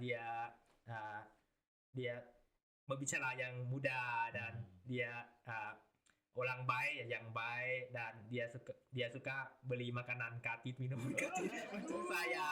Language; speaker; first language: Indonesian; non-native, learner; Thai